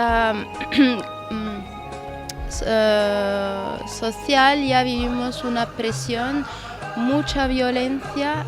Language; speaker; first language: Spanish; non-native, fluent; Arabic